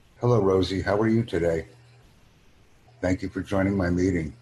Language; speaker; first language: English; native; English